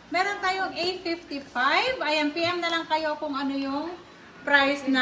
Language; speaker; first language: Filipino; native; Filipino